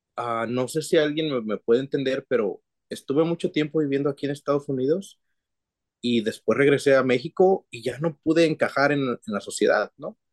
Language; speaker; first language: Spanish; native; Spanish